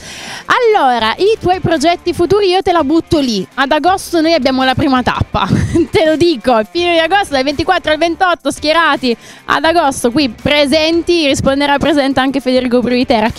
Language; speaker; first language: Italian; native; Italian